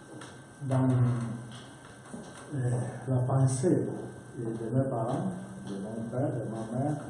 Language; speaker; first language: French; non-native, learner; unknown